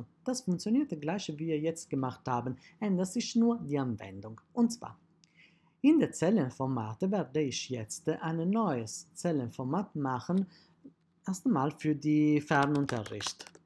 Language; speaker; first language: German; non-native, fluent; Italian